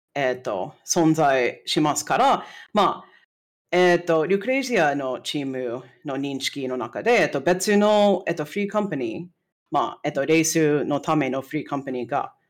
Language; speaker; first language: Japanese; non-native, fluent; English